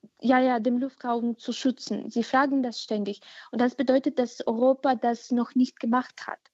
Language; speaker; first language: German; non-native, fluent; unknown